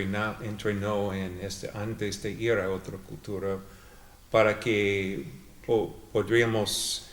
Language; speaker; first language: Spanish; non-native, fluent; English